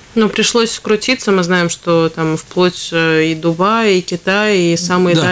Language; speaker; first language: Russian; native; Russian